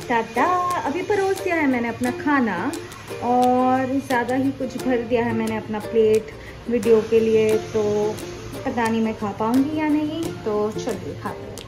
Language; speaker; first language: Hindi; non-native, local second language; Bangla